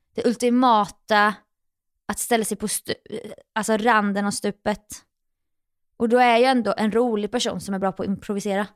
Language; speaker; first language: Swedish; native; Swedish